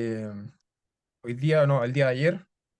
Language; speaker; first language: Spanish; native; Spanish